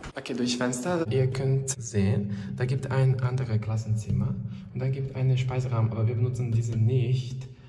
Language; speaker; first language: German; non-native, learner; Serbian